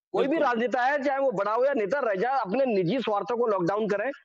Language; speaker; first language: Hindi; native; Hindi